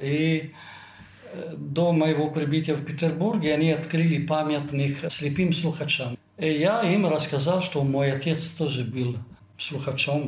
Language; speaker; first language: Russian; non-native, fluent; Italian